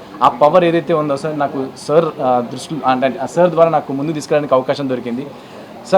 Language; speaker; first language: Telugu; native; Telugu